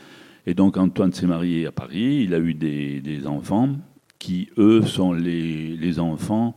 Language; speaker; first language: French; native; French